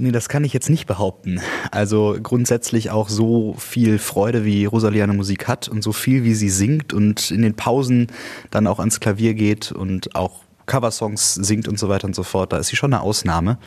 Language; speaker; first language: German; native; German